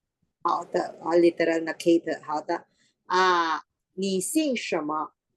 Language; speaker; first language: Chinese; non-native, fluent; Filipino